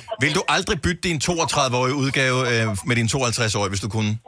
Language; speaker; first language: Danish; native; Danish